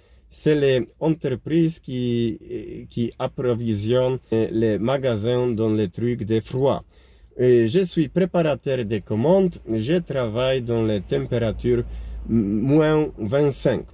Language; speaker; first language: French; non-native, learner; Polish